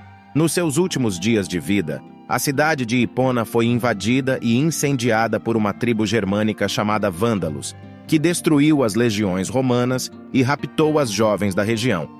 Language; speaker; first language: Portuguese; native; Portuguese